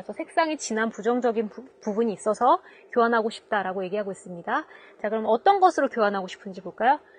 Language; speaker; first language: Korean; native; Korean